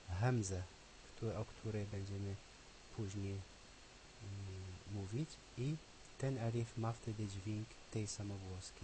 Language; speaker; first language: Polish; non-native, learner; Arabic